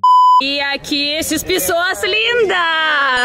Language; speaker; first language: Portuguese; non-native, fluent; Russian